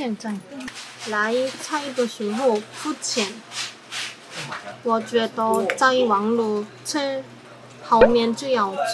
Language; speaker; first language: Chinese; non-native, learner; Korean